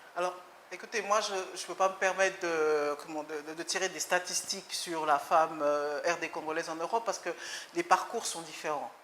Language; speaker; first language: French; early bilingual, other home language; Lingala